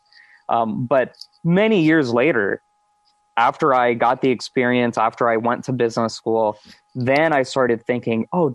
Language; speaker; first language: English; native; English